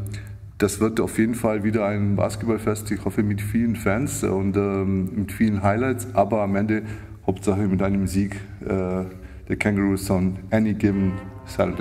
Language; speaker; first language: German; native; German